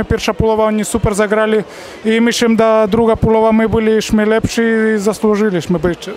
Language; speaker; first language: Polish; non-native, fluent; Spanish